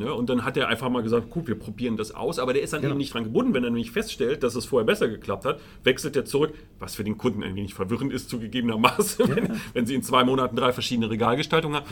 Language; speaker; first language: German; native; German